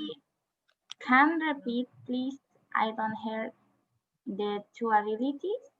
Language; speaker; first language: English; non-native, learner; Spanish